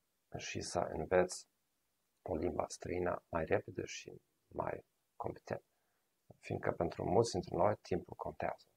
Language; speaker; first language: Romanian; non-native, fluent; German